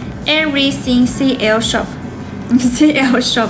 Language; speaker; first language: English; non-native, learner; Chinese